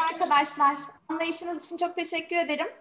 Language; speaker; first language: Turkish; native; Turkish